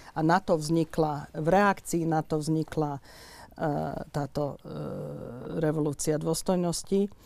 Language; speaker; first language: Slovak; native; Slovak